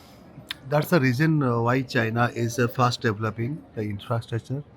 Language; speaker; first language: English; non-native, local second language; Hindi